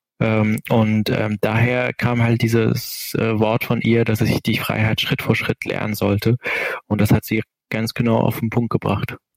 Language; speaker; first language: German; non-native, fluent; Arabic